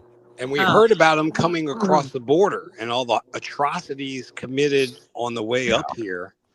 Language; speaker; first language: English; native; English